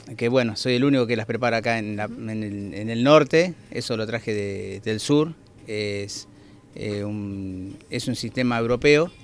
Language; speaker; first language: Spanish; native; Spanish